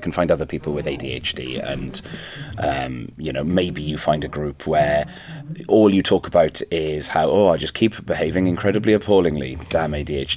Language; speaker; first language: English; non-native, local second language; Welsh